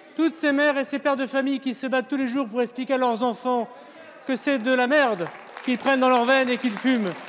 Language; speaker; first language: French; native; French